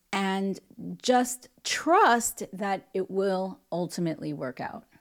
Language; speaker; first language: English; native; English